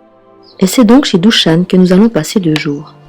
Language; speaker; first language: French; native; French